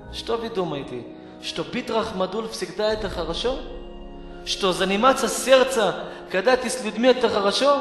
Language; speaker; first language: Russian; non-native, fluent; Hebrew